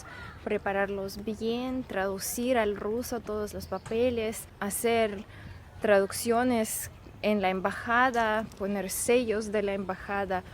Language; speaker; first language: Spanish; non-native, fluent; Russian